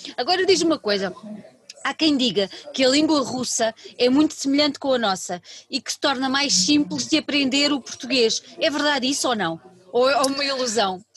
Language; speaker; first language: Portuguese; native; Portuguese